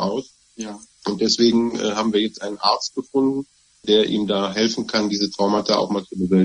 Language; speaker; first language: German; native; German